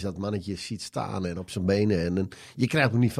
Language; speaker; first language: Dutch; native; Dutch